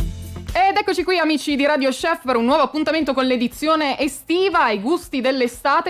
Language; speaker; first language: Italian; native; Italian